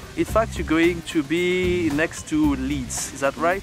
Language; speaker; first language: English; non-native, fluent; French